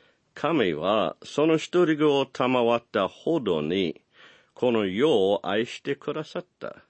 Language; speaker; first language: Japanese; non-native, fluent; English